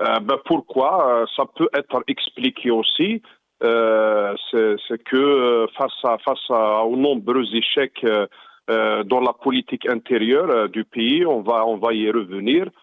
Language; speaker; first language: French; non-native, local second language; Arabic